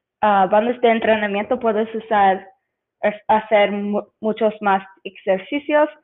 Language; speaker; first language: Spanish; non-native, learner; English